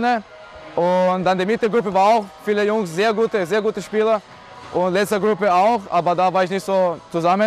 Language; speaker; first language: German; non-native, learner; Portuguese